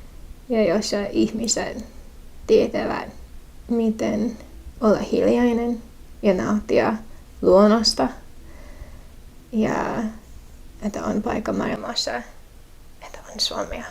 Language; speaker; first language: Finnish; non-native, fluent; English